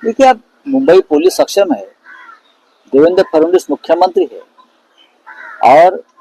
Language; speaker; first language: Hindi; non-native, local second language; Marathi